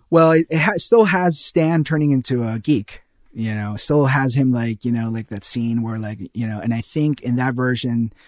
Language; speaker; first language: English; early bilingual, heritage; Spanish